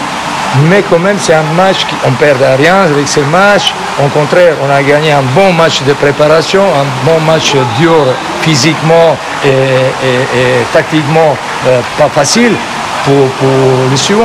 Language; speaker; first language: French; non-native, fluent; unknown